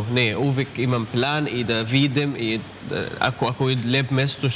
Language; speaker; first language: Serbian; non-native, learner; Arabic